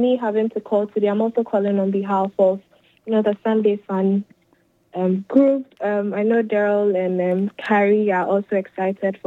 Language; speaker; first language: English; non-native, local second language; Akan